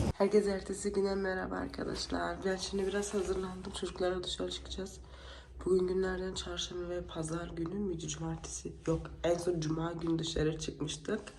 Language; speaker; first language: Turkish; early bilingual, heritage; Turkish